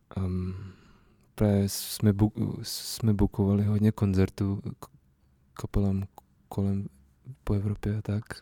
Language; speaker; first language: Czech; non-native, fluent; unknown